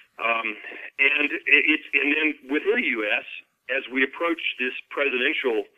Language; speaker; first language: English; native; English